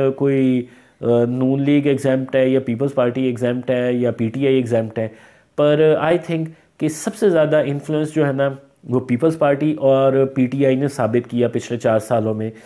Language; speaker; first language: Urdu; native; Urdu